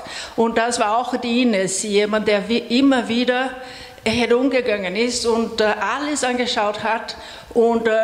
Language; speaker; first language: German; non-native, fluent; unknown